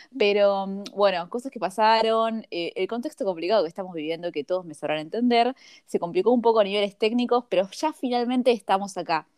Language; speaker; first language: Spanish; native; Spanish